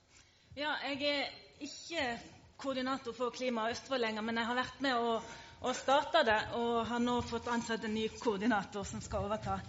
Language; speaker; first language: Norwegian; native; Norwegian